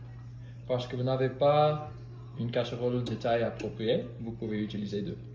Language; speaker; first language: French; non-native, learner; English